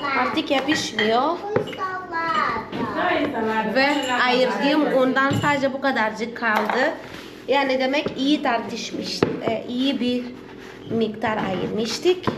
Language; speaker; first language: Turkish; non-native, fluent; Portuguese